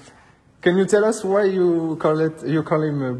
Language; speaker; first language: English; non-native, learner; French